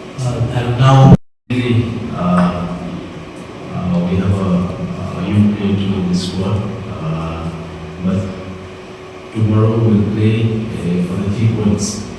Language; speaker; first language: English; non-native, fluent; Nepali